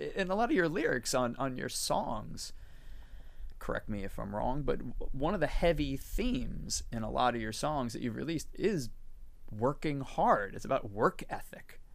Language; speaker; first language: English; native; English